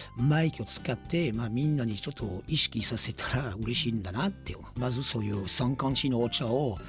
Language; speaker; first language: Japanese; non-native, fluent; French